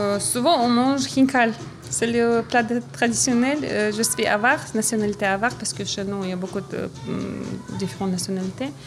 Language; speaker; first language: French; non-native, learner; Avaric